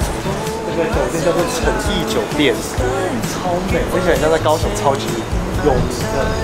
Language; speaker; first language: Chinese; native; Chinese